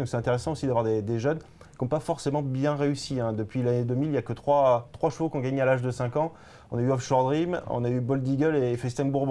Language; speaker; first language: French; native; French